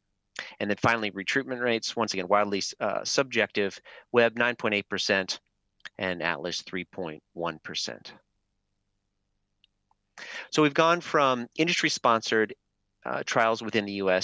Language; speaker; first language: English; native; English